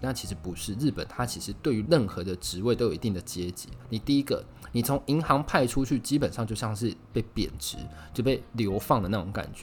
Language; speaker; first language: Chinese; native; Chinese